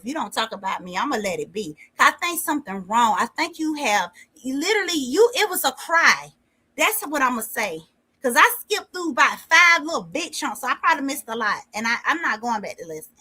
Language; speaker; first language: English; native; English